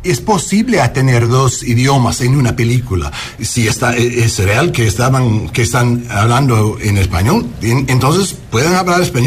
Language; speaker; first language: Spanish; early bilingual, heritage; English